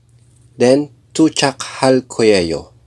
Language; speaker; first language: Korean; non-native, learner; Filipino